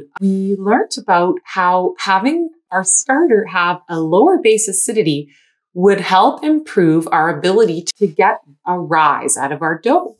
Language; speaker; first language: English; native; English